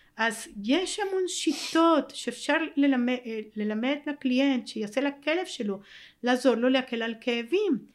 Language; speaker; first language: Hebrew; non-native, fluent; Spanish